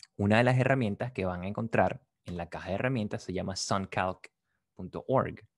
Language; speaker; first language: Spanish; native; Spanish